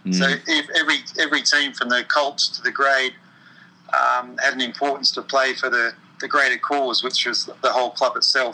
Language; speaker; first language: English; native; English